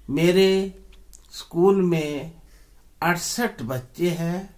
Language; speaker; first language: Hindi; native; Hindi